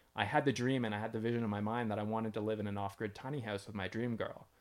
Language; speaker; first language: English; native; English